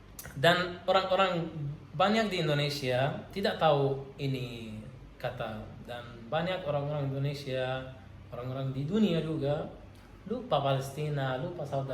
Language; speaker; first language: Indonesian; non-native, learner; Arabic